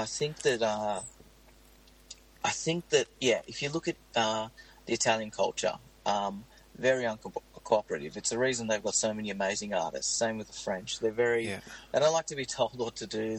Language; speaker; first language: English; native; English